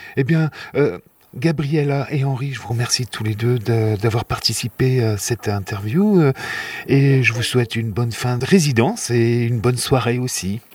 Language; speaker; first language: French; native; French